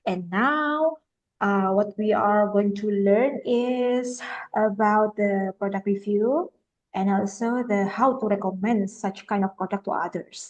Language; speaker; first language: English; non-native, fluent; Indonesian